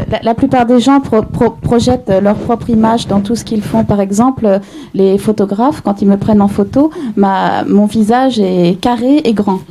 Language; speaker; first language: French; native; French